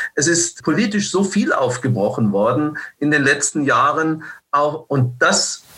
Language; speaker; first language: German; native; German